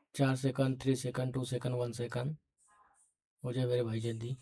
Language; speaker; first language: Hindi; non-native, local second language; Marathi